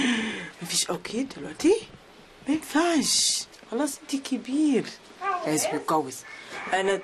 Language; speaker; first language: Arabic; non-native, local second language; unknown